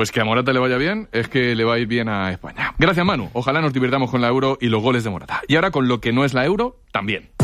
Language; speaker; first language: Spanish; native; Spanish